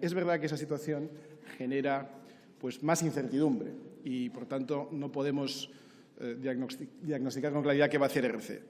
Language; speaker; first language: Spanish; native; Spanish